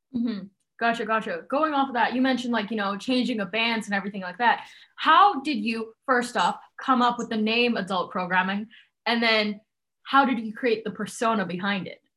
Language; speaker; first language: English; non-native, local second language; Cantonese